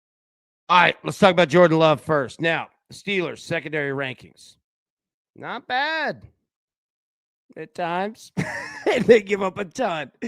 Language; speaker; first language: English; native; English